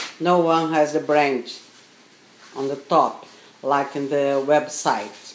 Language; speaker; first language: English; non-native, learner; Portuguese